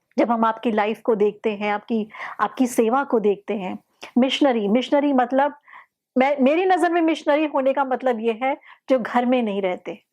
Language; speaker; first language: Hindi; native; Hindi